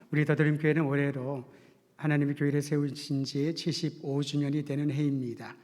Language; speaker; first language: Korean; native; Korean